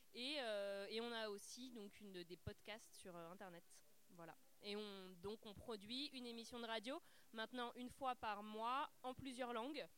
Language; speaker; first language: French; native; French